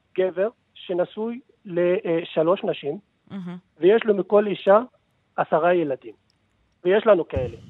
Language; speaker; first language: Hebrew; non-native, local second language; Arabic